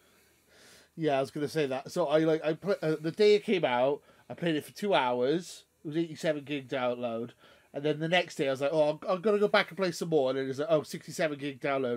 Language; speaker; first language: English; native; English